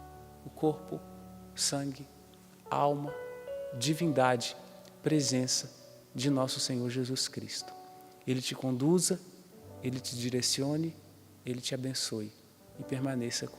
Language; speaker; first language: Portuguese; native; Portuguese